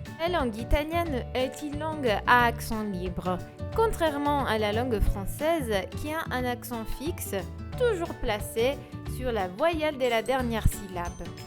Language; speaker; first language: French; non-native, fluent; Italian